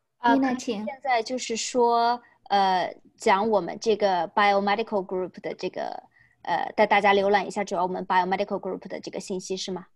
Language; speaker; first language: Chinese; native; Chinese